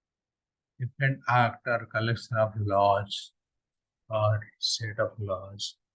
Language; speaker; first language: English; non-native, local second language; Odia